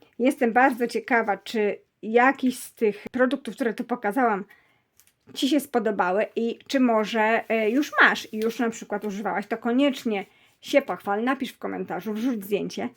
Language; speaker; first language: Polish; native; Polish